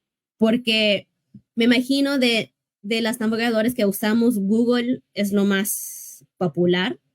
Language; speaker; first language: Spanish; early bilingual, heritage; English